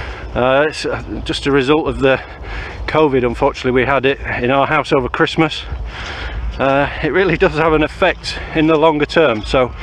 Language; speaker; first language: English; native; English